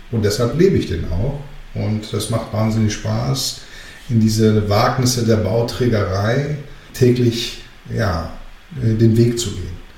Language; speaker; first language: German; early bilingual, other home language; Greek